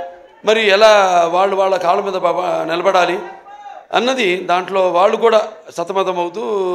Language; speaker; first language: Telugu; native; Telugu